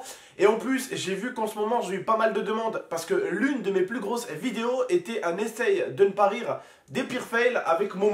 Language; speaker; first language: French; native; French